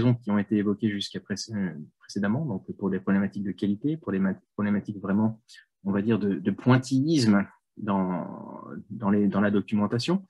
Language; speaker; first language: French; native; French